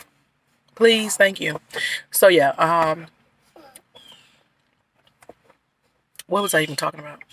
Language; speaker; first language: English; native; English